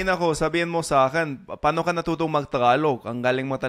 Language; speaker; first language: Filipino; non-native, fluent; English